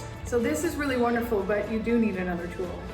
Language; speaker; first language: English; native; English